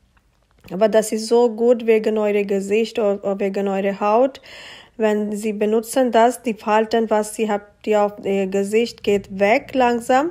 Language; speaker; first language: German; non-native, learner; Urdu